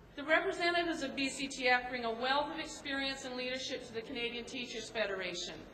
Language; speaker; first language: English; native; English